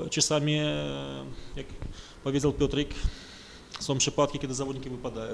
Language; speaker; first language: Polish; non-native, fluent; Russian